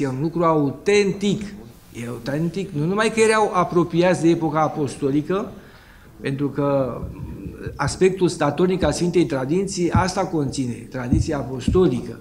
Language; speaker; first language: Romanian; native; Romanian